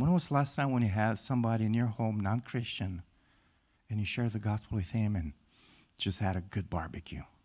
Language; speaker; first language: English; non-native, fluent; Romanian